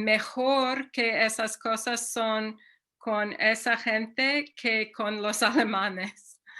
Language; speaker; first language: Spanish; non-native, fluent; English